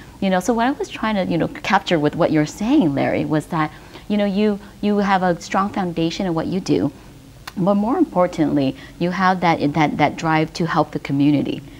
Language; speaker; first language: English; early bilingual, other home language; Vietnamese